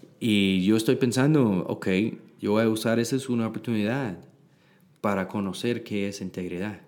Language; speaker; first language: Spanish; non-native, learner; English